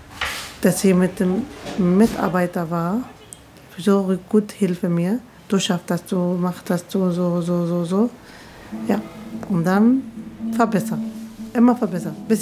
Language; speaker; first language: German; non-native, learner; Arabic